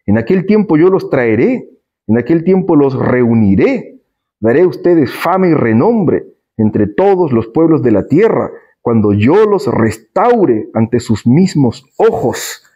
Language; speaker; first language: Spanish; native; Spanish